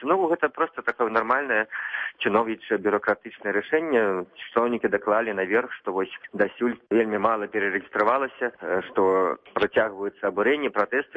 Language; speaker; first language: Belarusian; native; Belarusian